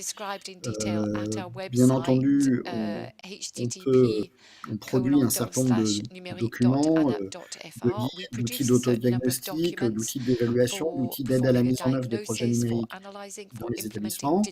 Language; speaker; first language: French; native; French